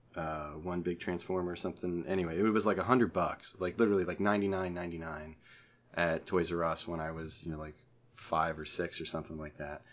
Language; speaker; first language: English; native; English